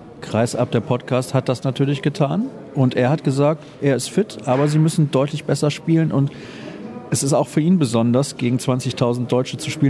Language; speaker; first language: German; native; German